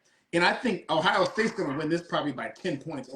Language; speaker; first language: English; native; English